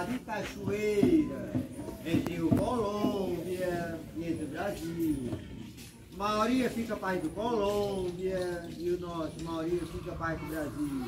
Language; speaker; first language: Portuguese; non-native, local second language; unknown